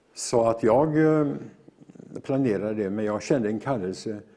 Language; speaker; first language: Swedish; native; Swedish